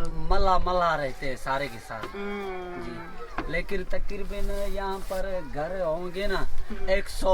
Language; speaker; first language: Hindi; non-native, local second language; Sindhi